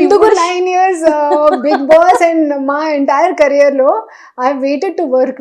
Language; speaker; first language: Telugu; non-native, local second language; Hindi